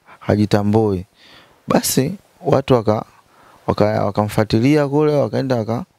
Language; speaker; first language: Swahili; native; Swahili